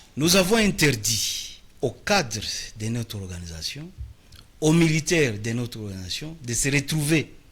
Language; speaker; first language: French; non-native, local second language; Swahili